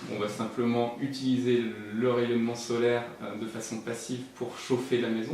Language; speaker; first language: French; native; French